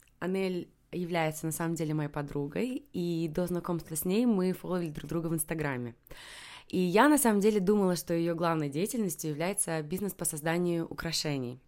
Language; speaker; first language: Russian; native; Russian